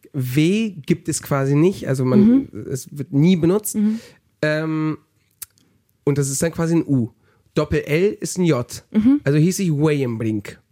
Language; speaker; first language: German; early bilingual, heritage; German